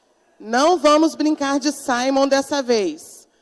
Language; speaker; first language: Portuguese; native; Portuguese